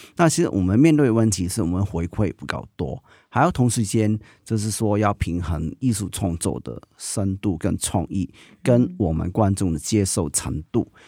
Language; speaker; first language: Chinese; non-native, local second language; Cantonese